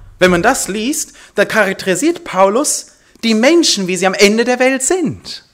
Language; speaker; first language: German; early bilingual, heritage; German